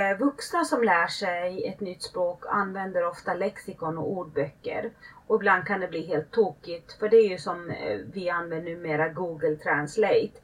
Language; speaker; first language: Swedish; early bilingual, other home language; Finnish